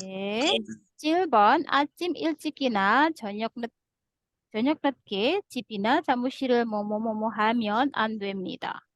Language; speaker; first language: Korean; non-native, fluent; Indonesian